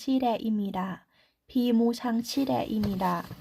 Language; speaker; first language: Korean; non-native, learner; Thai